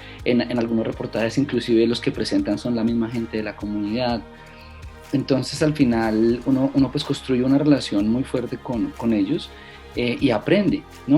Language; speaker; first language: Spanish; native; Spanish